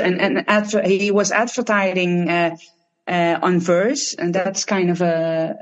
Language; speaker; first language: English; non-native, fluent; Dutch